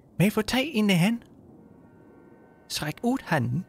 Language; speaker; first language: Danish; non-native, learner; Swedish